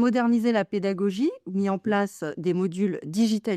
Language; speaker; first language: French; native; French